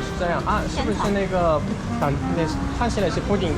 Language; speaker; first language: Chinese; non-native, fluent; Korean